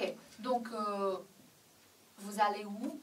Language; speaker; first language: French; non-native, learner; Chinese